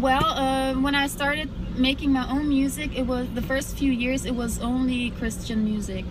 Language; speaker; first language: English; early bilingual, other home language; German